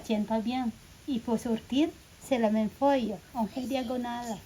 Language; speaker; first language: French; non-native, learner; Indonesian